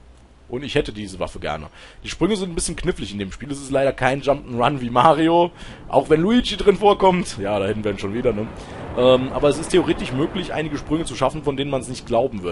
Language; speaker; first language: German; native; German